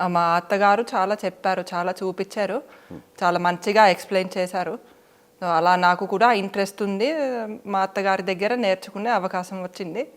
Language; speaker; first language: Telugu; non-native, fluent; Finnish